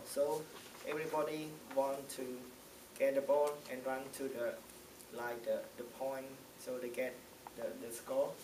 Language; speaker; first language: English; non-native, learner; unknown